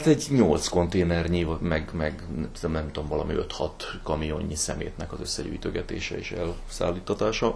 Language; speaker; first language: Hungarian; native; Hungarian